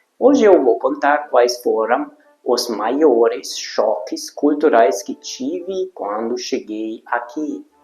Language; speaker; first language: Portuguese; non-native, fluent; Hungarian